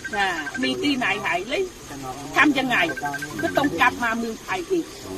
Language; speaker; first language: Thai; non-native, learner; Khmer